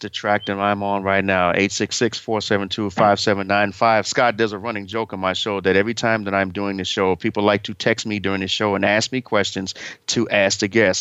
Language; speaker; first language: English; native; English